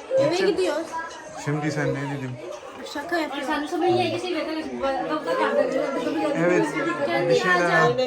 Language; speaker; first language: Turkish; non-native, learner; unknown